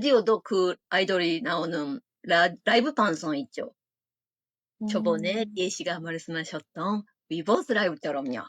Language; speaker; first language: Korean; non-native, fluent; Japanese